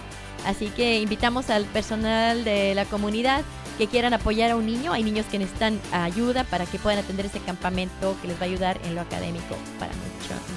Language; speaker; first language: Spanish; native; Spanish